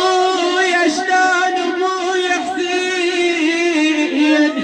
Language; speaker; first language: Arabic; native; Arabic